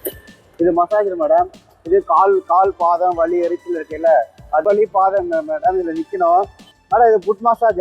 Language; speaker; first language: Tamil; native; Tamil